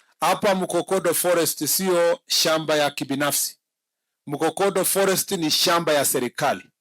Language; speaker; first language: Swahili; non-native, local second language; Kalenjin